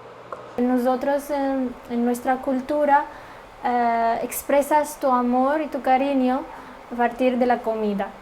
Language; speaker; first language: Spanish; non-native, fluent; Arabic